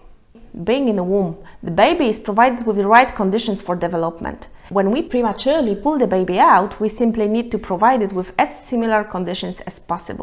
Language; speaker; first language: English; non-native, fluent; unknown